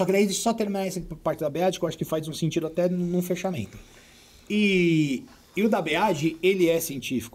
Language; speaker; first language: Portuguese; native; Portuguese